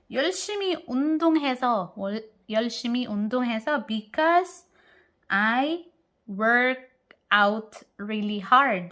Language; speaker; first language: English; non-native, local second language; Filipino